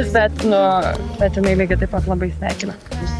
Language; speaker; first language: Lithuanian; native; Lithuanian